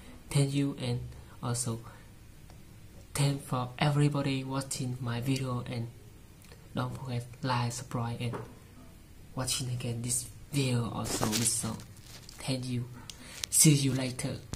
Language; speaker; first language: English; non-native, learner; Vietnamese